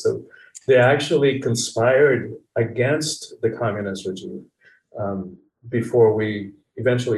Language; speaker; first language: English; early bilingual, other home language; Spanish